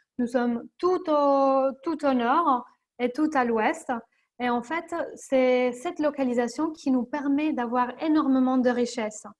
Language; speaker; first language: French; non-native, fluent; Spanish